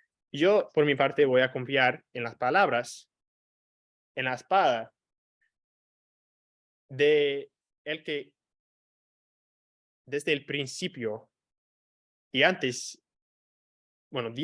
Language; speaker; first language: Spanish; non-native, fluent; English